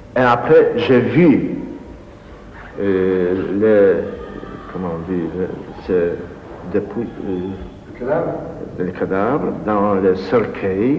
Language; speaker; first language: French; non-native, fluent; Polish